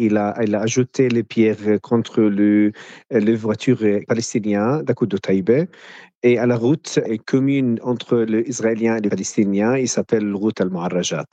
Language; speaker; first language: French; non-native, fluent; Arabic